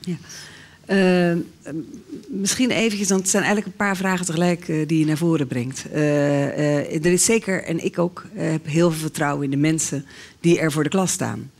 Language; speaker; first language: Dutch; native; Dutch